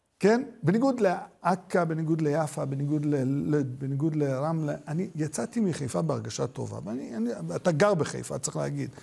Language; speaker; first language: Hebrew; native; Hebrew